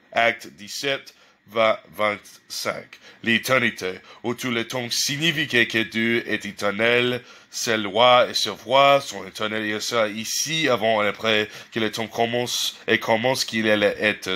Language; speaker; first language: French; non-native, learner; English